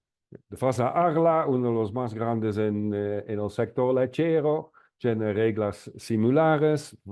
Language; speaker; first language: Spanish; non-native, fluent; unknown